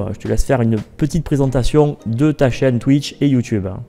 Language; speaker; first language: French; native; French